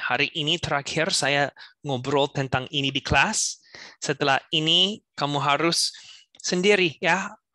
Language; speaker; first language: Indonesian; non-native, learner; English